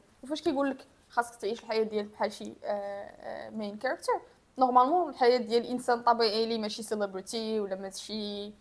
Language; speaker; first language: Arabic; native; Arabic